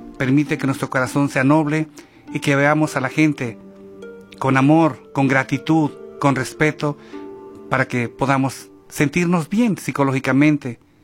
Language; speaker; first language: Spanish; native; Spanish